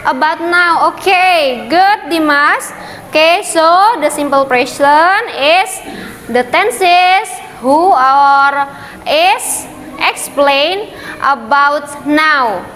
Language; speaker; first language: English; non-native, learner; Indonesian